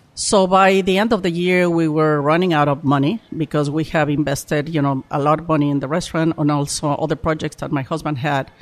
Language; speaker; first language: English; non-native, fluent; Spanish